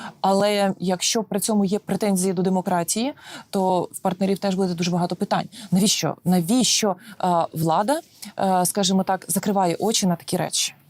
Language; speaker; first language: Ukrainian; native; Ukrainian